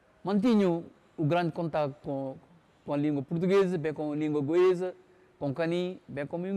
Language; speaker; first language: Portuguese; non-native, local second language; Konkani